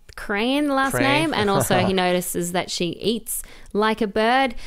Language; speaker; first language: English; native; English